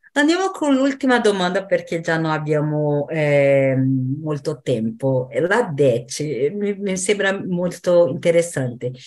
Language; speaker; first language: Italian; non-native, fluent; Portuguese